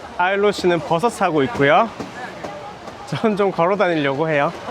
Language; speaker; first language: Korean; native; Korean